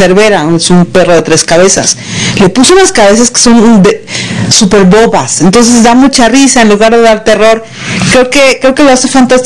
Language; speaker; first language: Spanish; native; Spanish